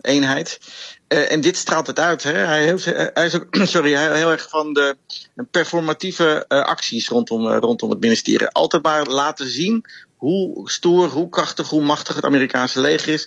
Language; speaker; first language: Dutch; native; Dutch